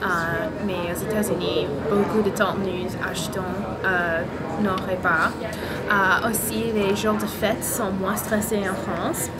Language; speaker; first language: French; non-native, learner; English